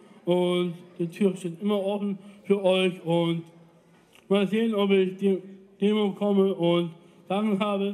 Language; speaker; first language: German; non-native, learner; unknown